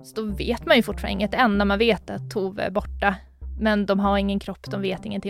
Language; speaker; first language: Swedish; native; Swedish